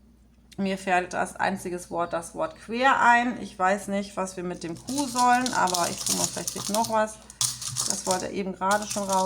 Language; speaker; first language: German; native; German